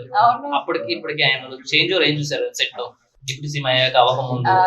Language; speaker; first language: Telugu; native; Telugu